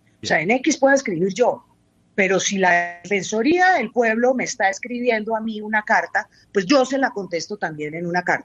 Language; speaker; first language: Spanish; native; Spanish